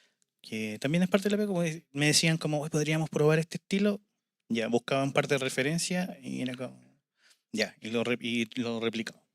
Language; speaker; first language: Spanish; native; Spanish